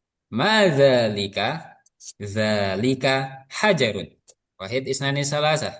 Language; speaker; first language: Arabic; non-native, fluent; Indonesian